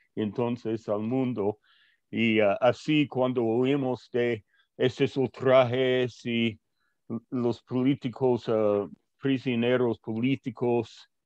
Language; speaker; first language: Spanish; non-native, fluent; English